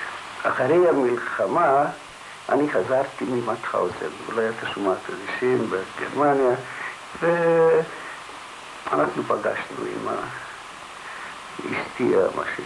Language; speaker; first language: Hebrew; non-native, learner; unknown